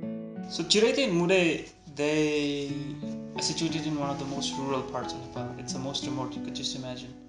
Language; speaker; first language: English; non-native, local second language; Nepali